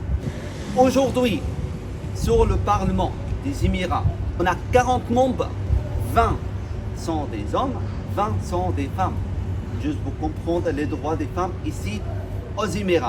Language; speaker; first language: French; non-native, fluent; Arabic